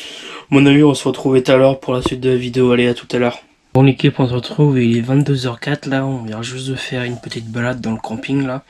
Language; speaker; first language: French; native; French